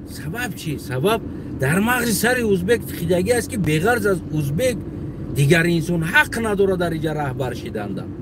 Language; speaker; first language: Tajik; non-native, local second language; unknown